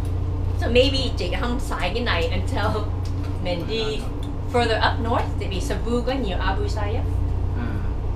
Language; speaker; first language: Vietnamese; early bilingual, heritage; Vietnamese